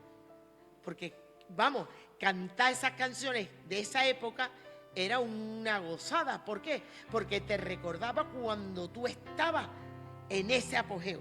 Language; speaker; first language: Spanish; native; Spanish